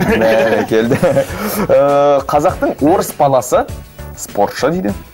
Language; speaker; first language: Kazakh; native; Kazakh